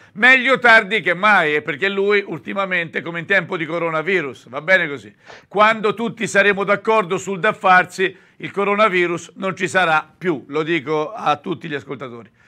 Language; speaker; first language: Italian; native; Italian